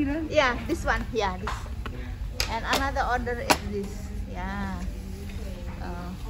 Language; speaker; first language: English; non-native, learner; Indonesian